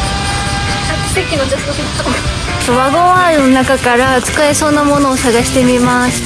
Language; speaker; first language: Japanese; native; Japanese